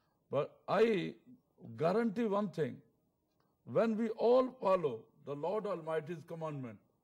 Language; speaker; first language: English; non-native, local second language; Urdu